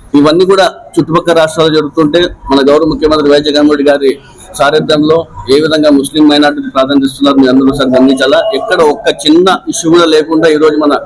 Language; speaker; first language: Telugu; non-native, local second language; Urdu